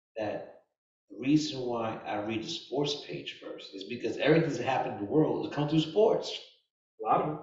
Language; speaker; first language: English; native; English